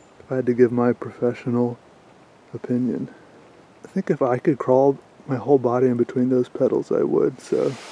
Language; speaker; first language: English; native; English